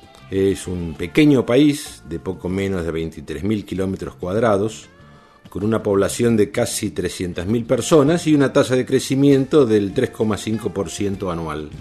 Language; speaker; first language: Spanish; native; Spanish